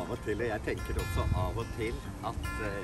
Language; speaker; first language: Norwegian; native; Norwegian